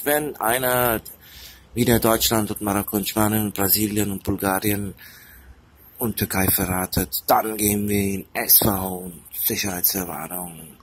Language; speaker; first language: German; early bilingual, other home language; Turkish